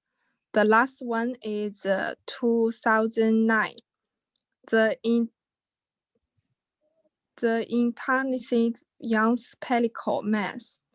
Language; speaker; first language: English; non-native, learner; Chinese